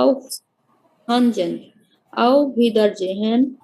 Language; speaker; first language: German; non-native, learner; Bangla